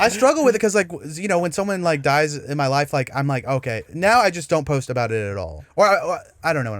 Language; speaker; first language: English; native; English